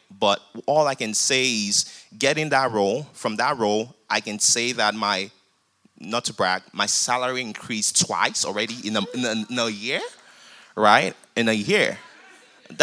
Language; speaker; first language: English; non-native, local second language; Yoruba